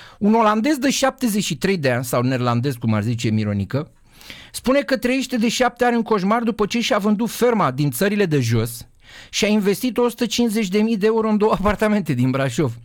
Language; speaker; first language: Romanian; native; Romanian